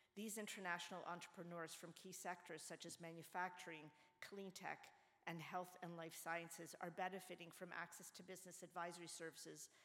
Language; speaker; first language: English; native; English